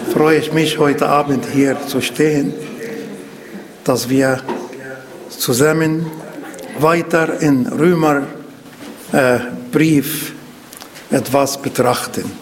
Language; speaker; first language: German; non-native, learner; Arabic